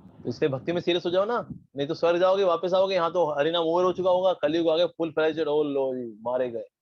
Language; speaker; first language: Hindi; native; Hindi